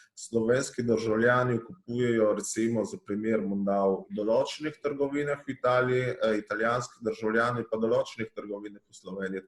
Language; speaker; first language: Slovenian; native; Slovenian